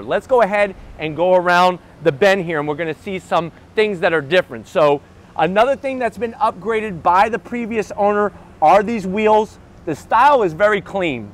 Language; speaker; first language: English; native; English